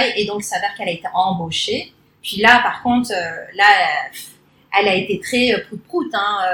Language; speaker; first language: French; early bilingual, other home language; Cantonese